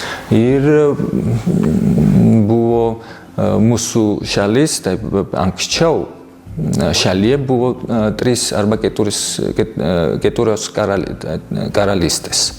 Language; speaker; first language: Lithuanian; non-native, fluent; Georgian